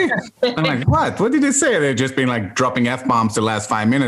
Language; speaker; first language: English; non-native, fluent; Norwegian